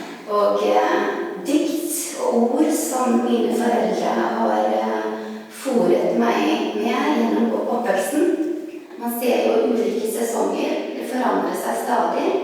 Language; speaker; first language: Norwegian; early bilingual, other home language; Vietnamese